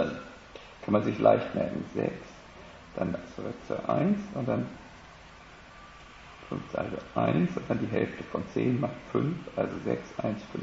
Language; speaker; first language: German; native; German